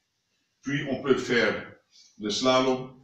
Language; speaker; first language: French; non-native, fluent; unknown